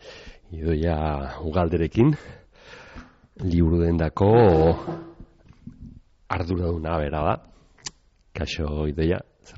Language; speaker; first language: Basque; native; Basque